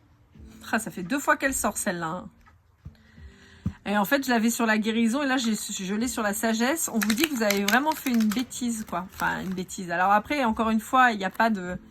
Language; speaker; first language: French; native; French